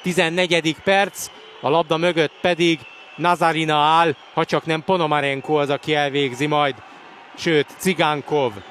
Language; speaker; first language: Hungarian; native; Hungarian